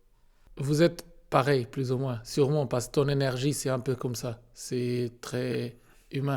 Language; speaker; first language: French; non-native, learner; Portuguese